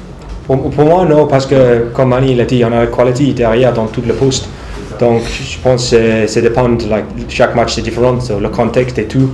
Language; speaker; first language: French; non-native, fluent; English